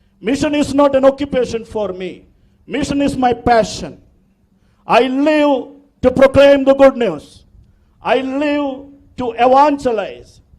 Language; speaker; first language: English; non-native, local second language; Malayalam